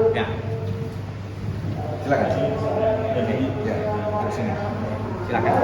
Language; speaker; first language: Indonesian; native; Indonesian